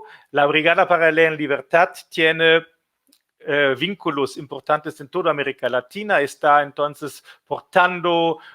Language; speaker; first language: Spanish; non-native, fluent; German